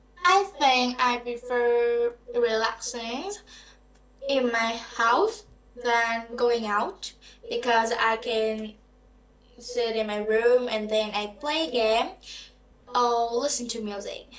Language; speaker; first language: English; non-native, learner; Vietnamese